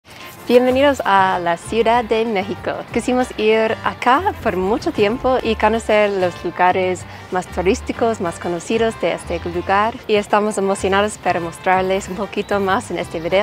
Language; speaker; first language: Spanish; non-native, learner; English